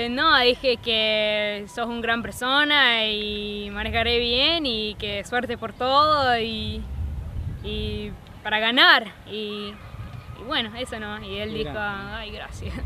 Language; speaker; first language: Spanish; non-native, fluent; English